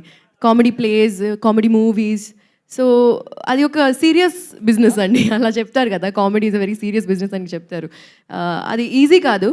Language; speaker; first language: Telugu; non-native, local second language; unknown